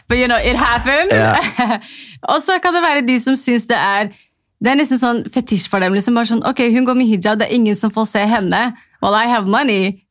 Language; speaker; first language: Norwegian; non-native, local second language; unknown